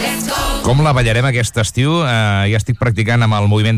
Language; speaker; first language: Catalan; native; Catalan